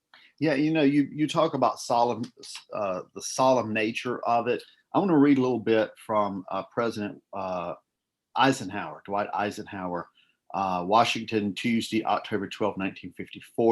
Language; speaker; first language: English; native; English